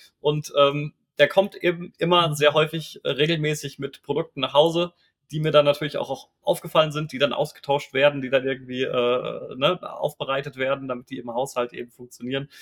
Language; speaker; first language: German; native; German